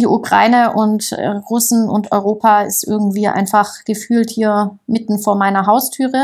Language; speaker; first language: German; native; German